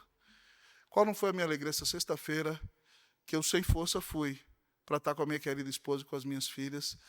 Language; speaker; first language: Portuguese; native; Portuguese